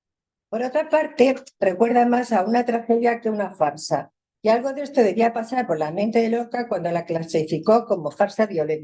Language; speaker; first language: Spanish; native; Spanish